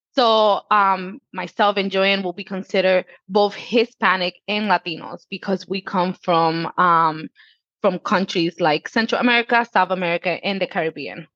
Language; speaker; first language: English; early bilingual, other home language; Spanish